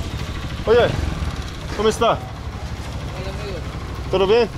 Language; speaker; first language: Spanish; non-native, learner; English